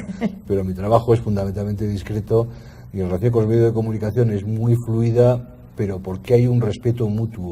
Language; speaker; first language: Spanish; native; Spanish